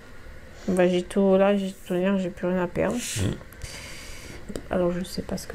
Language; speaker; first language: French; native; French